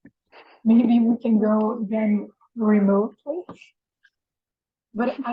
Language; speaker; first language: English; non-native, fluent; Russian